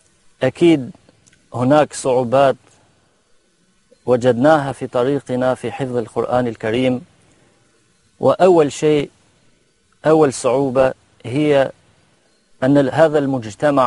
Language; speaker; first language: Arabic; non-native, local second language; Albanian